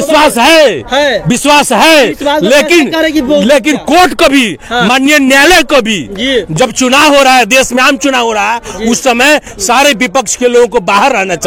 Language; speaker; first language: Hindi; native; Hindi